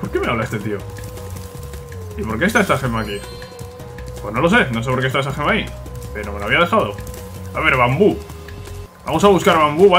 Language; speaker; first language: Spanish; native; Spanish